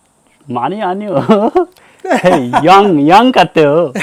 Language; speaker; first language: Korean; non-native, learner; Bangla